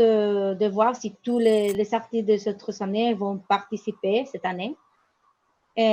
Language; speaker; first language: French; non-native, learner; Spanish